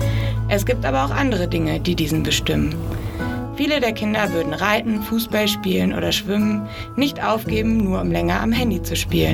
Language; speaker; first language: German; native; German